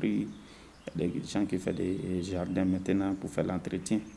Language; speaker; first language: French; non-native, learner; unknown